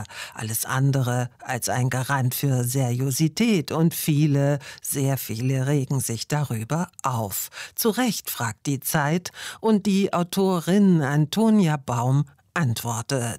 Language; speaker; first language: German; native; German